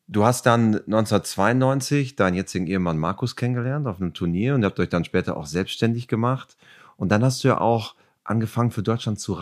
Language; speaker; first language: German; native; German